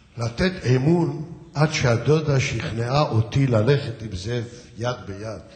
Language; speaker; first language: Hebrew; early bilingual, other home language; Yiddish